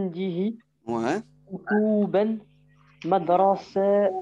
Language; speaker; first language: Arabic; non-native, learner; French